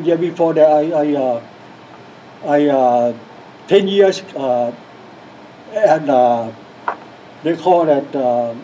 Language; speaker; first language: English; non-native, learner; Lao